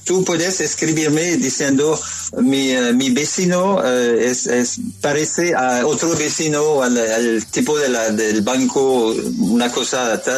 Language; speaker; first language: Spanish; non-native, learner; French